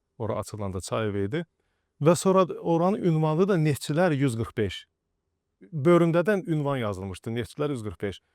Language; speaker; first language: Azerbaijani; early bilingual, other home language; Russian